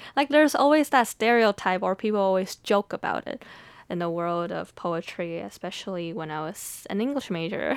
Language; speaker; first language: English; early bilingual, other home language; Chinese